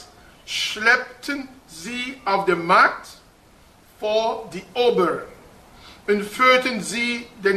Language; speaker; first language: German; non-native, fluent; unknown